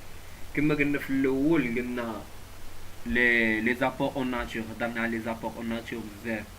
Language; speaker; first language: Arabic; native; Arabic